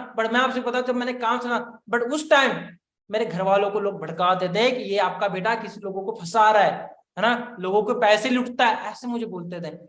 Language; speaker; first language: Hindi; non-native, local second language; Marathi